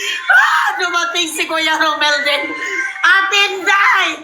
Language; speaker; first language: Filipino; non-native, local second language; Cebuano